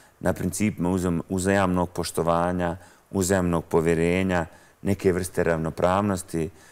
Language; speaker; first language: Croatian; native; Croatian